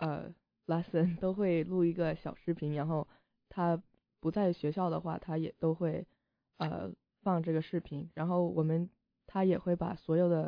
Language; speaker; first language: Chinese; early bilingual, heritage; Chinese